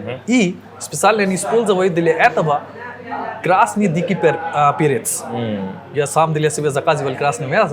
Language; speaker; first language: Russian; non-native, learner; Hindi